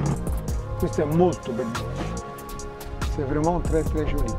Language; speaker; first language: French; non-native, fluent; Italian